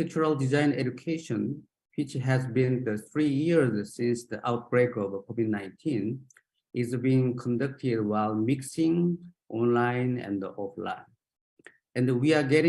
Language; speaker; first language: English; non-native, learner; Japanese